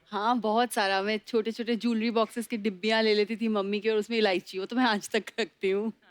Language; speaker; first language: Hindi; non-native, local second language; Bangla